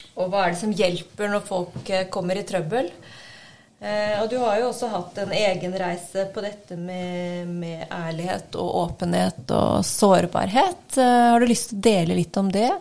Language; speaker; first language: Norwegian; native; Norwegian